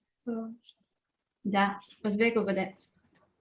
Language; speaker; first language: Japanese; non-native, fluent; Tatar